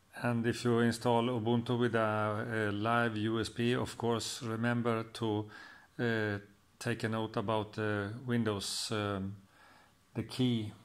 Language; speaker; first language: English; non-native, fluent; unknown